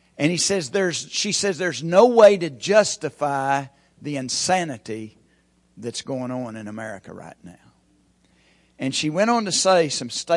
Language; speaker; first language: English; native; English